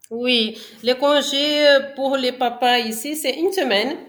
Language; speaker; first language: French; non-native, fluent; Portuguese